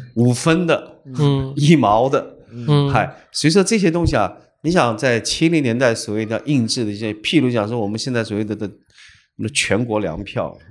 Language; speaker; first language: Chinese; non-native, local second language; Min Nan Chinese